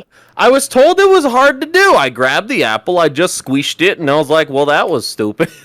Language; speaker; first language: English; native; English